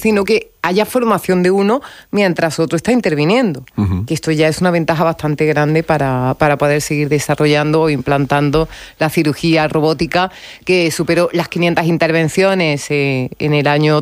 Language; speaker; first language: Spanish; native; Spanish